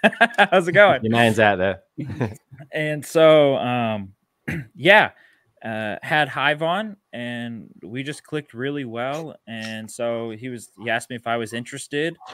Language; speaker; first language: English; native; English